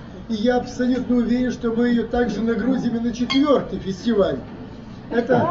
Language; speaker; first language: Russian; native; Russian